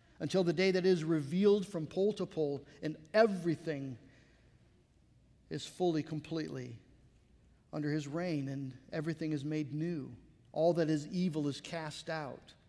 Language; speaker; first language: English; native; English